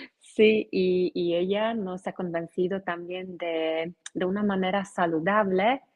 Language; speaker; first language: Spanish; non-native, fluent; Polish